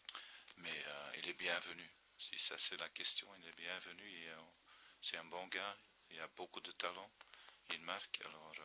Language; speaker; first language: French; non-native, fluent; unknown